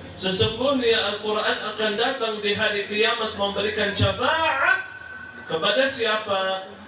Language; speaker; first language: Malay; non-native, fluent; Arabic